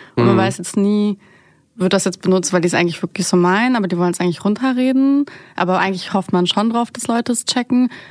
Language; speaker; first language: German; early bilingual, other home language; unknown